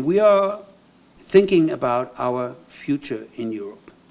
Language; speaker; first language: English; non-native, fluent; German